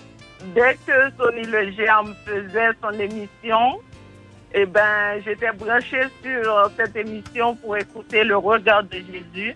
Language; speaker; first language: French; non-native, local second language; Haitian Creole